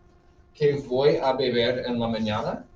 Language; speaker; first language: Spanish; non-native, fluent; English